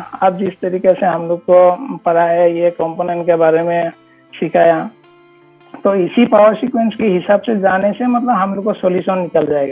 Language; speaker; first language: Hindi; non-native, local second language; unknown